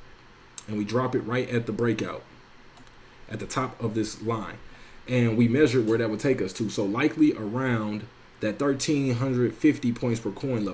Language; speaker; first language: English; native; English